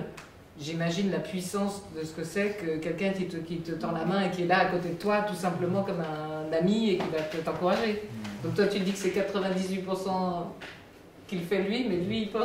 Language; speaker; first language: French; native; French